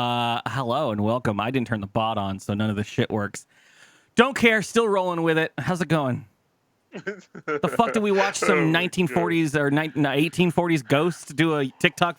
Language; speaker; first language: English; native; English